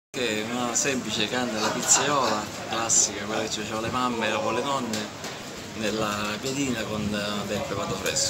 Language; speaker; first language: Italian; native; Italian